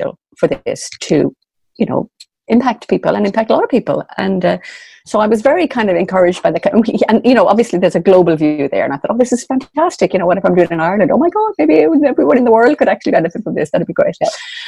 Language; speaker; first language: English; native; English